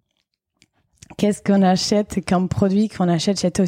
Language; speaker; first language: French; non-native, fluent; English